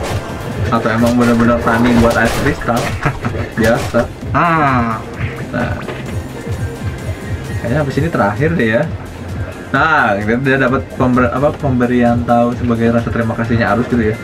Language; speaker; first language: Indonesian; native; Indonesian